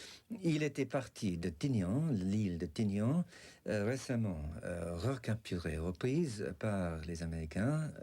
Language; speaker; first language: French; non-native, fluent; English